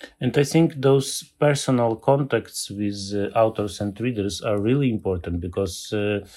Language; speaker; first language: English; non-native, learner; Ukrainian